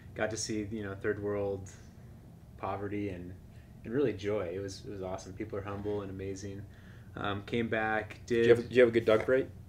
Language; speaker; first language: English; native; English